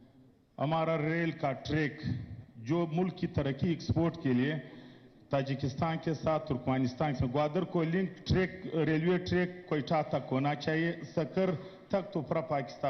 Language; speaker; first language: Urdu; non-native, local second language; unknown